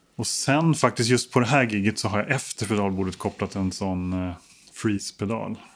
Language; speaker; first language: Swedish; native; Swedish